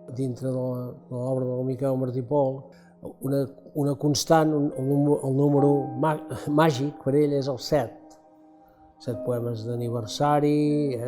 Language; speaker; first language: Catalan; native; Catalan